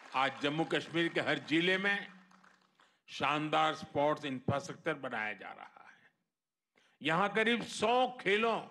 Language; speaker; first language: Hindi; non-native, local second language; Gujarati